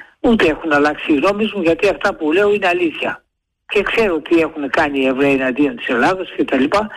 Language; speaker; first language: Greek; native; Greek